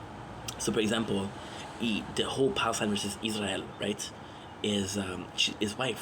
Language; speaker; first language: English; non-native, local second language; French